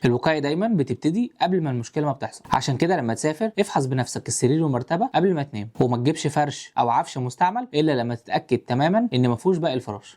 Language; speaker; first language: Arabic; native; Arabic